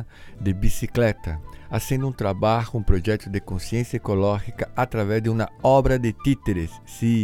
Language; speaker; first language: Spanish; non-native, fluent; Portuguese